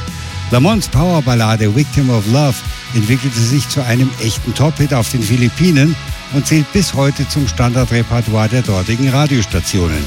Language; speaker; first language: German; native; German